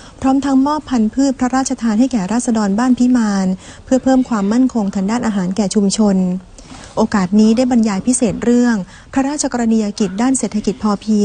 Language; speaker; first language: Thai; native; Thai